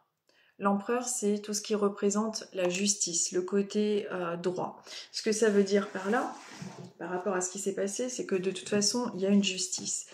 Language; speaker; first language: French; native; French